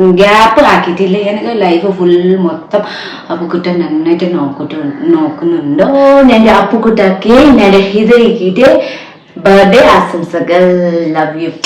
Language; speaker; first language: Malayalam; non-native, learner; Nepali